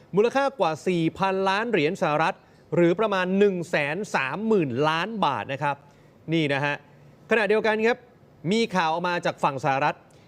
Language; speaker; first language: Thai; native; Thai